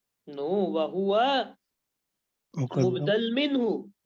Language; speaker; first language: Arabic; non-native, fluent; Urdu